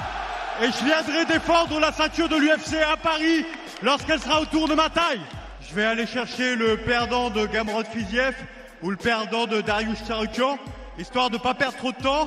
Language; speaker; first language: French; native; French